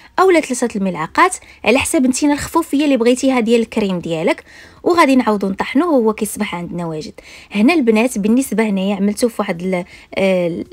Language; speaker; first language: Arabic; native; Arabic